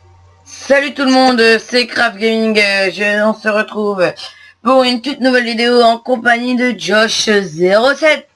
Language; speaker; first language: French; native; French